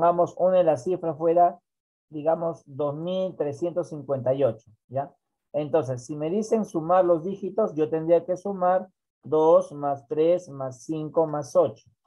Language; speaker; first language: Spanish; native; Spanish